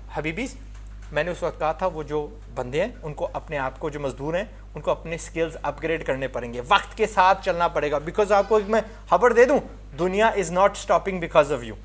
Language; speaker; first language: Urdu; non-native, fluent; English